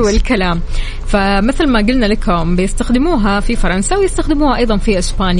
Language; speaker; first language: Arabic; native; Arabic